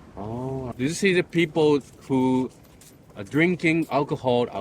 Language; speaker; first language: English; non-native, learner; Japanese